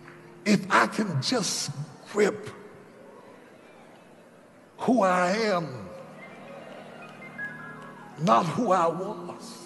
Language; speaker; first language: English; native; English